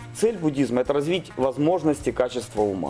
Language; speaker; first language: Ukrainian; non-native, local second language; Russian